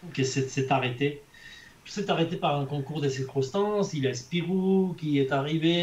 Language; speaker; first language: French; non-native, fluent; Spanish